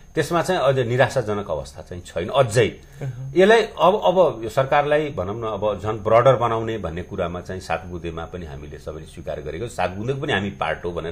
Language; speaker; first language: Nepali; non-native, local second language; Bhojpuri